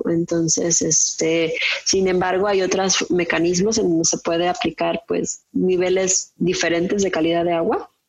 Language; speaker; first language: Spanish; native; Spanish